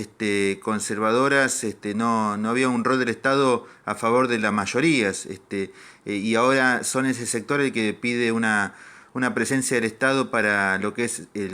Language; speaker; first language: Spanish; native; Spanish